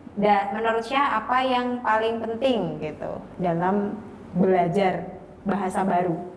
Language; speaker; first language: Indonesian; non-native, local second language; Javanese